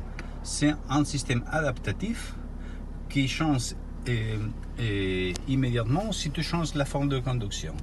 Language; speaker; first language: French; non-native, learner; Spanish